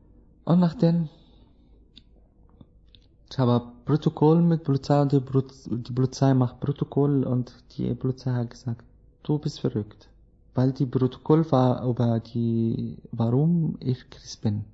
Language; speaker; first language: German; non-native, learner; Arabic